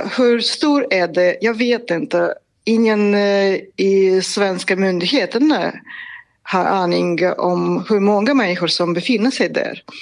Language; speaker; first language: Swedish; non-native, fluent; Russian